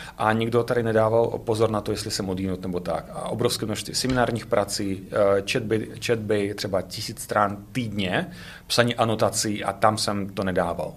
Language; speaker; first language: Czech; non-native, fluent; Russian